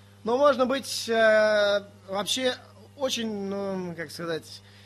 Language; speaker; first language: Russian; native; Russian